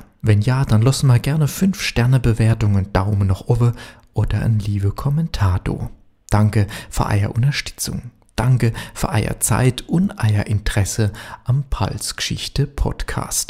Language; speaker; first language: German; native; German